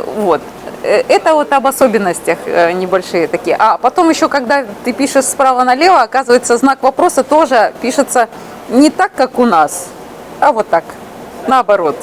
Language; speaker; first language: Russian; native; Russian